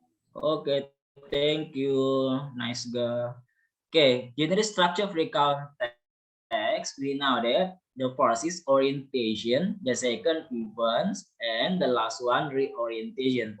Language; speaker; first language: English; non-native, learner; Indonesian